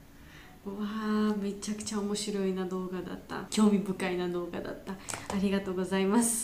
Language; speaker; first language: Japanese; non-native, learner; Georgian